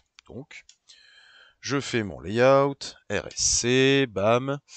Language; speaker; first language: French; native; French